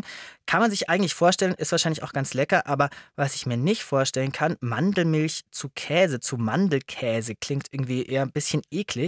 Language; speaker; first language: German; native; German